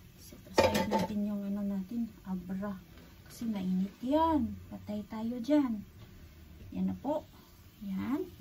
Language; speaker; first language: Filipino; non-native, local second language; Cebuano